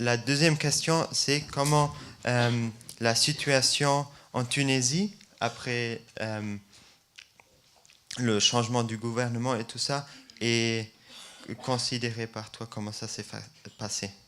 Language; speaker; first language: French; non-native, fluent; German